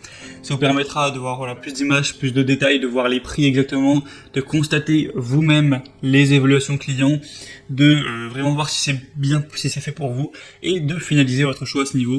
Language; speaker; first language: French; native; French